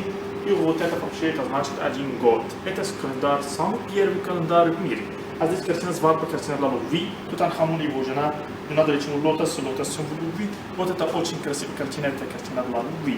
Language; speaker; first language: Russian; non-native, learner; Arabic